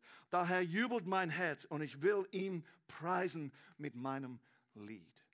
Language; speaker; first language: German; non-native, learner; English